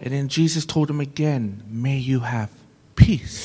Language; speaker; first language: English; native; English